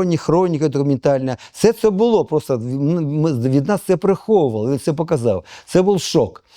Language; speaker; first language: Ukrainian; non-native, local second language; Russian